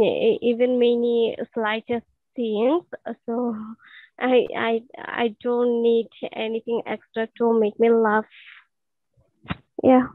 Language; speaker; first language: English; non-native, learner; Bangla